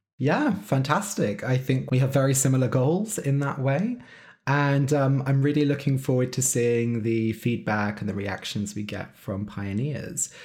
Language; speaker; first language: English; native; English